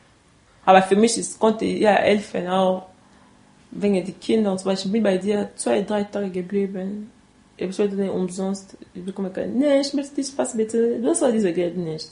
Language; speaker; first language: German; non-native, learner; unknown